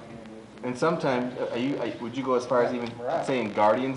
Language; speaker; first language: English; native; English